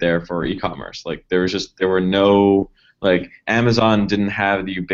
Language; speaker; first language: English; native; English